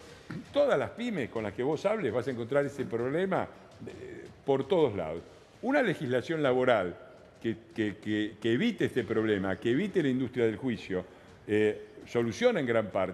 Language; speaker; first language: Spanish; native; Spanish